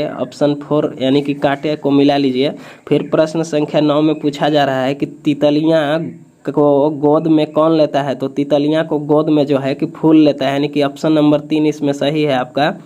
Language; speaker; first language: Hindi; native; Hindi